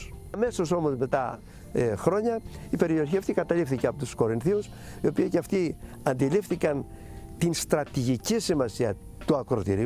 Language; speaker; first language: Greek; native; Greek